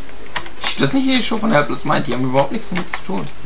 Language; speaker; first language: German; native; German